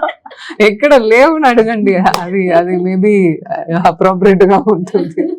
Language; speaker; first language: Telugu; non-native, learner; Tamil